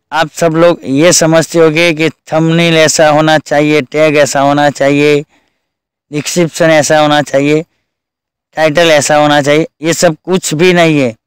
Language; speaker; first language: Hindi; non-native, local second language; Gujarati